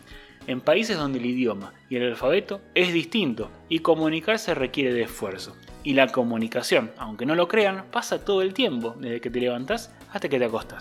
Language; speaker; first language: Spanish; native; Spanish